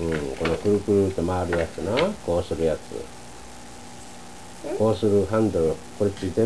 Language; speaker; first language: Japanese; native; Japanese